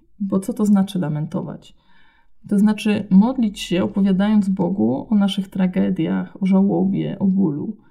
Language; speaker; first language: Polish; native; Polish